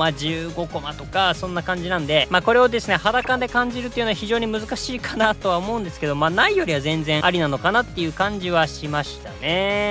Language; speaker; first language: Japanese; native; Japanese